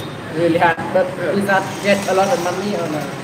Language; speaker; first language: English; non-native, learner; Vietnamese